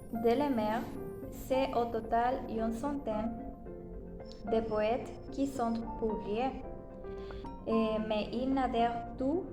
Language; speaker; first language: French; non-native, learner; Spanish